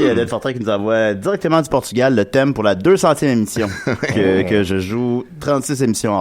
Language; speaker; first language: French; native; French